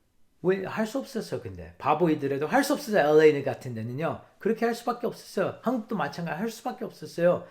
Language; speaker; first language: Korean; early bilingual, heritage; English